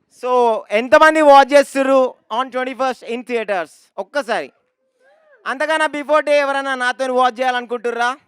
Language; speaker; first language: Telugu; native; Telugu